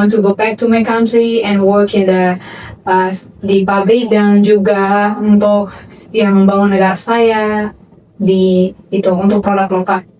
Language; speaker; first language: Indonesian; non-native, fluent; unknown